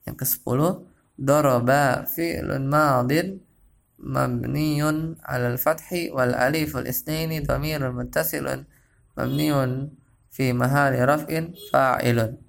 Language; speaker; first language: Arabic; non-native, fluent; Indonesian